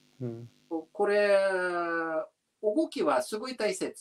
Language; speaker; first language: Japanese; non-native, learner; Russian